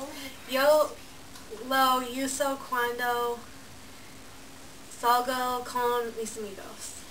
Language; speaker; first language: Spanish; non-native, learner; English